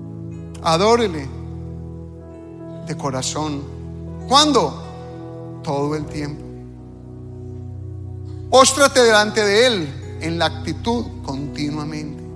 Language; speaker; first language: Spanish; native; Spanish